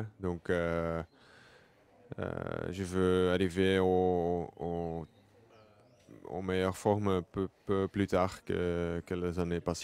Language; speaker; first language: French; non-native, local second language; Dutch